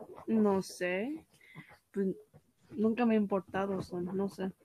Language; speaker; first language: Spanish; early bilingual, heritage; Spanish